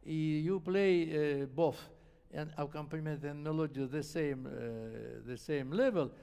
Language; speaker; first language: English; non-native, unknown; Russian